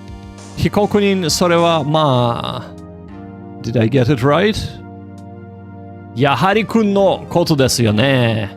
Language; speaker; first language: Japanese; non-native, learner; English